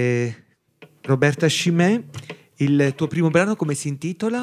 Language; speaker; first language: Italian; native; Italian